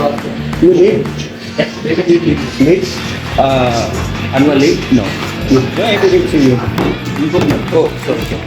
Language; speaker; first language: English; non-native, learner; Filipino